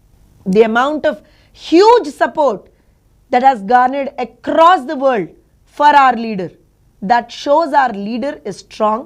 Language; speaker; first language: English; non-native, local second language; Telugu